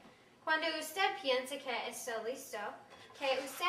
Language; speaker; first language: Spanish; non-native, learner; English